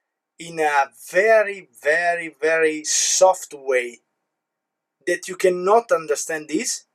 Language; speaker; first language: English; non-native, learner; Italian